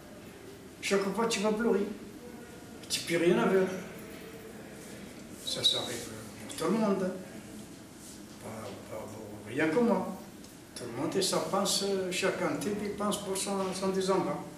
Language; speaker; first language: French; non-native, learner; Arabic